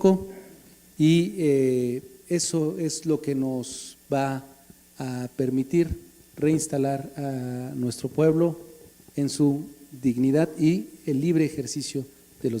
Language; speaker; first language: Spanish; native; Spanish